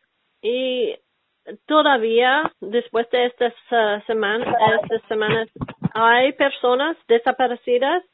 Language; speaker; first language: Spanish; non-native, learner; English